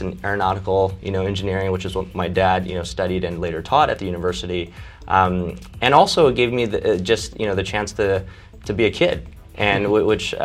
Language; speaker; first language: English; early bilingual, other home language; Chinese